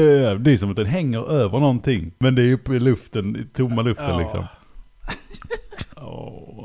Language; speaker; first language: Swedish; native; Swedish